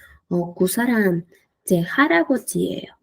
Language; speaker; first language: Korean; non-native, fluent; Spanish